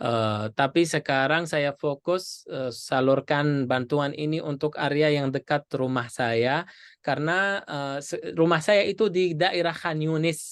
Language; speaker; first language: Indonesian; non-native, fluent; Arabic